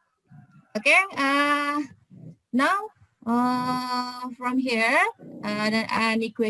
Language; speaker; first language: English; non-native, fluent; Indonesian